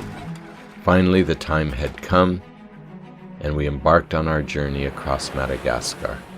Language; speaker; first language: English; native; English